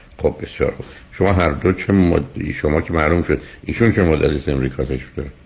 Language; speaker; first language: Persian; native; Persian